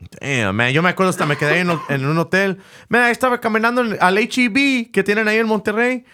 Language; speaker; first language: Spanish; early bilingual, heritage; Spanish